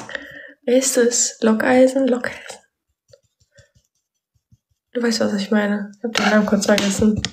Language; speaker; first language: German; early bilingual, other home language; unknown